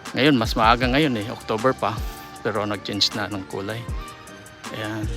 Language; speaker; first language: Filipino; non-native, local second language; Cebuano